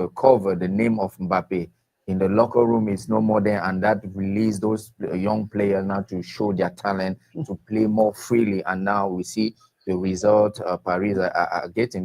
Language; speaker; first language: English; non-native, local second language; French